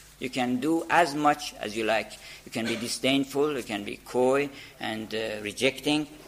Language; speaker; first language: English; non-native, fluent; Persian